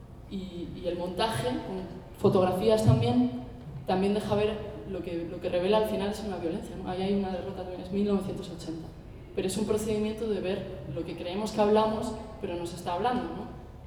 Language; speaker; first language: Spanish; native; Spanish